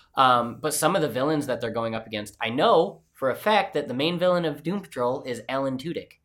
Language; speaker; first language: English; native; English